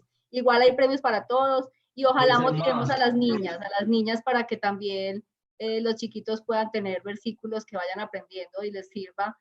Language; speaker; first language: Spanish; native; Spanish